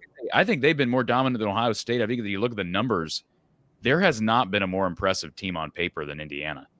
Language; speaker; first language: English; native; English